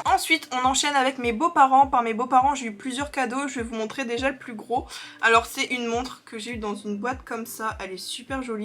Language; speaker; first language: French; native; French